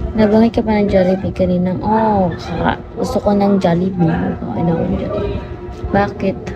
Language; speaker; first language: Filipino; non-native, local second language; Cebuano